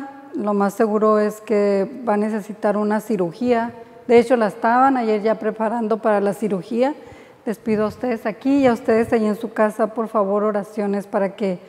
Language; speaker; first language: Spanish; native; Spanish